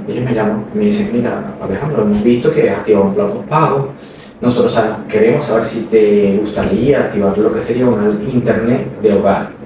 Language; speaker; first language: Spanish; native; Spanish